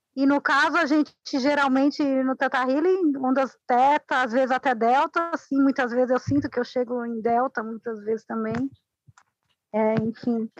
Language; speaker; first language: Portuguese; non-native, fluent; Spanish